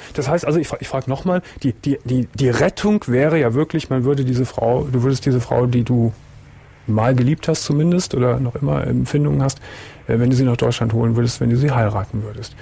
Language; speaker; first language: German; native; German